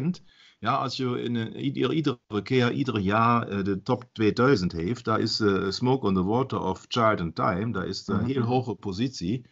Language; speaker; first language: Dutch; non-native, learner; German